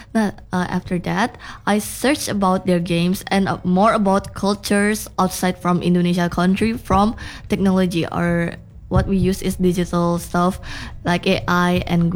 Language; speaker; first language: English; non-native, fluent; Indonesian